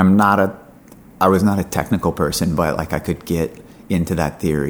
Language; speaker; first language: English; native; English